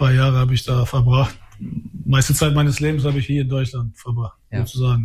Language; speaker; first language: German; early bilingual, other home language; Albanian